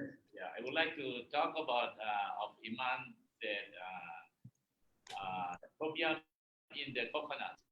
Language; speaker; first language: English; non-native, learner; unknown